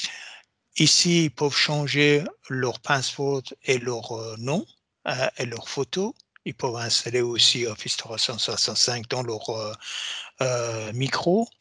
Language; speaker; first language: French; non-native, fluent; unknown